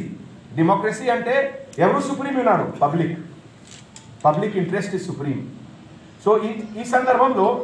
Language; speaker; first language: Telugu; non-native, fluent; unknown